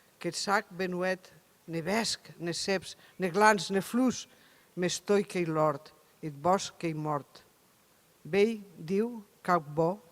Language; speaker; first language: Catalan; native; Catalan